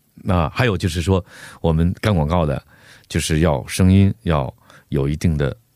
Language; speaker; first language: Chinese; native; Chinese